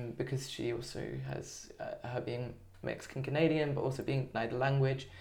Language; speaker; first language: English; native; English